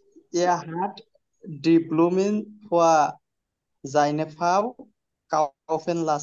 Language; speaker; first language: German; non-native, learner; Bangla